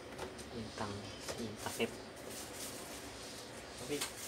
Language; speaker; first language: Filipino; native; Filipino